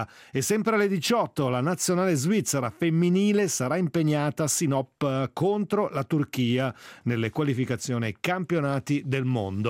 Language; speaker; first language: Italian; native; Italian